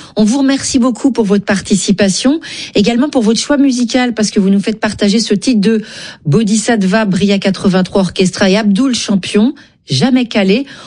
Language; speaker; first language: French; native; French